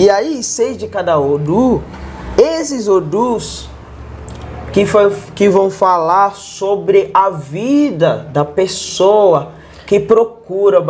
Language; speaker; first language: Portuguese; non-native, learner; Yoruba